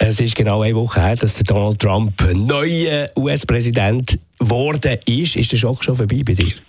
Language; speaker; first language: German; native; German